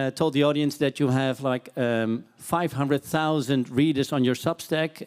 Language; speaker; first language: English; non-native, fluent; Dutch